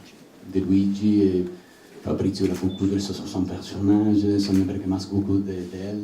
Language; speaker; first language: French; non-native, learner; Italian